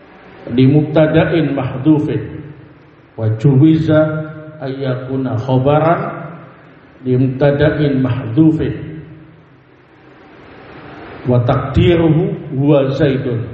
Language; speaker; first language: Arabic; non-native, fluent; Indonesian